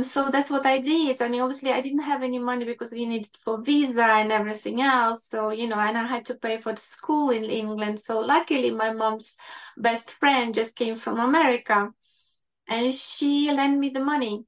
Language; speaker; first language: English; non-native, fluent; Ukrainian